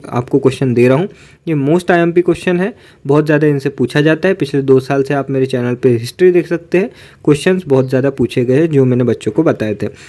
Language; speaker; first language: Hindi; native; Hindi